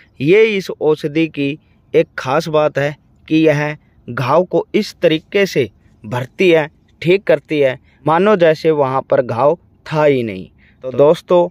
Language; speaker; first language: Hindi; native; Hindi